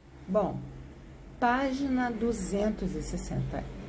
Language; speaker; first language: Portuguese; native; Portuguese